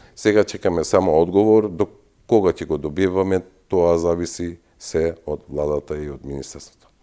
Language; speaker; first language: Macedonian; non-native, local second language; Albanian